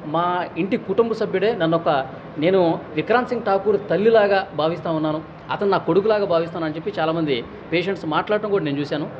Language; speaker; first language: Telugu; native; Telugu